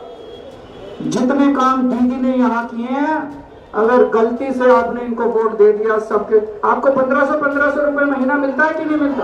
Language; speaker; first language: Hindi; native; Hindi